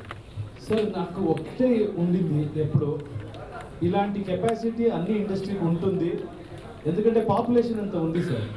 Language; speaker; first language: Telugu; non-native, fluent; Kannada